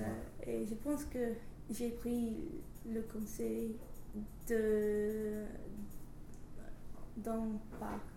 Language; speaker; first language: French; non-native, learner; English